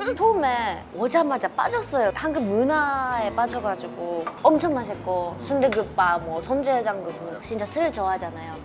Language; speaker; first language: Korean; non-native, fluent; Japanese